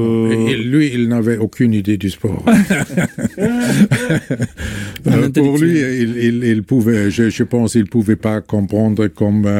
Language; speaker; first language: French; non-native, fluent; German